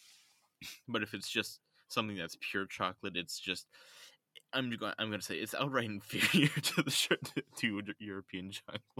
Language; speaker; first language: English; native; English